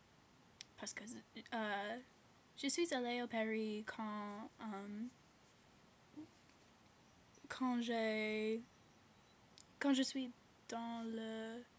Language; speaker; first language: French; non-native, learner; English